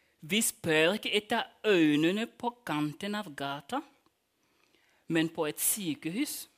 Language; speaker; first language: Norwegian; non-native, fluent; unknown